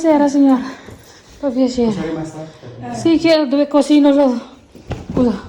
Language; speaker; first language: Italian; non-native, learner; Filipino